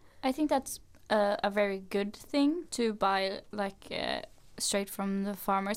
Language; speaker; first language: English; non-native, fluent; Norwegian